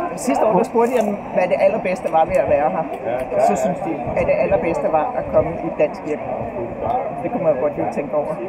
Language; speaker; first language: Danish; native; Danish